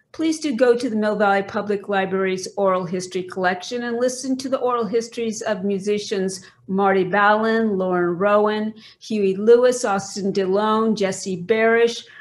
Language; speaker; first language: English; native; English